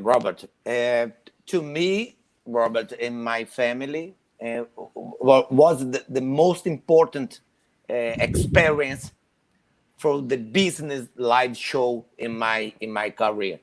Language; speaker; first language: English; non-native, learner; Portuguese